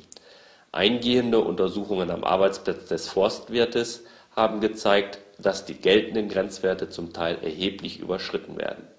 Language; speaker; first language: German; native; German